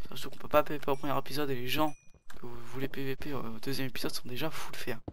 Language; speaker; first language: French; native; French